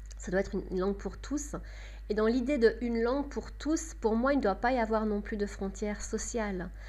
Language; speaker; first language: French; native; French